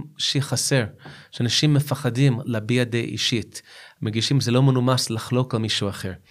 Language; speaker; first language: Hebrew; non-native, fluent; English